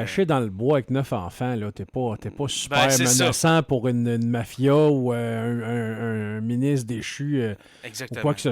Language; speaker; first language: French; native; French